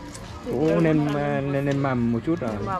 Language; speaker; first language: Vietnamese; native; Vietnamese